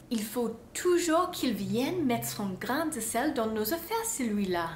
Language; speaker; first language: French; non-native, fluent; English